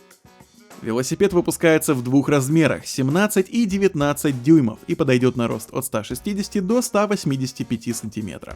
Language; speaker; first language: Russian; native; Russian